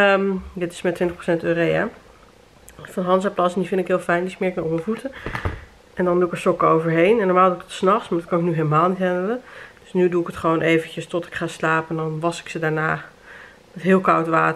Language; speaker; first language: Dutch; native; Dutch